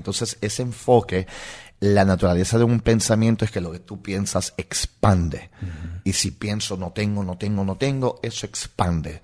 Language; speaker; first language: Spanish; non-native, local second language; English